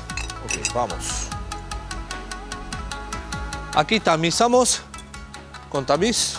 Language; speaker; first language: Spanish; non-native, learner; Japanese